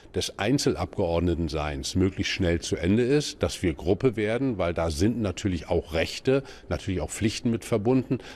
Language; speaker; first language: German; native; German